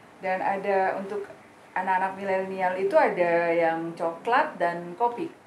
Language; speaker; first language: Indonesian; native; Indonesian